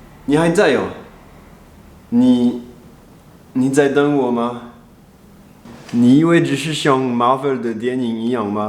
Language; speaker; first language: Chinese; non-native, fluent; French